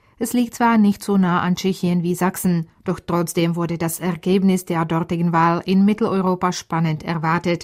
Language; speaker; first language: German; non-native, fluent; Czech